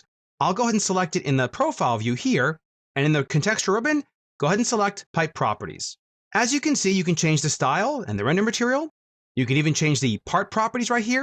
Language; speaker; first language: English; native; English